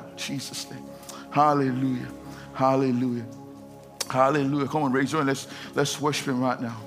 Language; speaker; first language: English; non-native, fluent; Haitian Creole